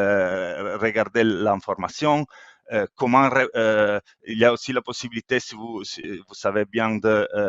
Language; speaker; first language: French; non-native, fluent; Italian